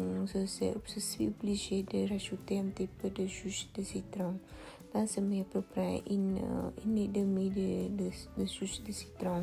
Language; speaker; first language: French; non-native, fluent; Khmer